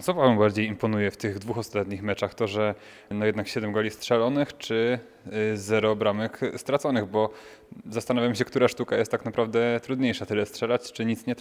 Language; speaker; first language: Polish; native; Polish